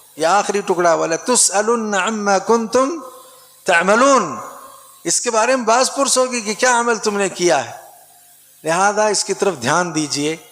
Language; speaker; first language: Urdu; native; Urdu